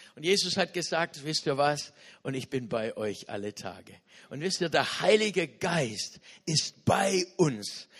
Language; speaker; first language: German; non-native, fluent; English